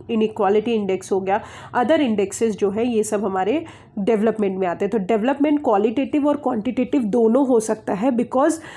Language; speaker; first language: Hindi; native; Hindi